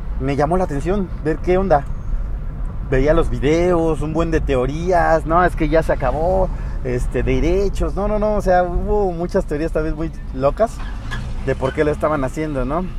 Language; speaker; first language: Spanish; native; Spanish